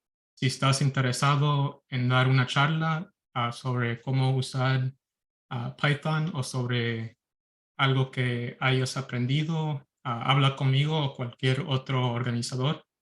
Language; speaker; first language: Spanish; early bilingual, heritage; Spanish